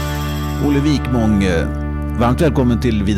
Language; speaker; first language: Swedish; native; Swedish